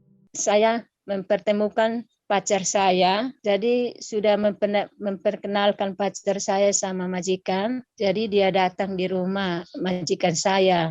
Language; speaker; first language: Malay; non-native, local second language; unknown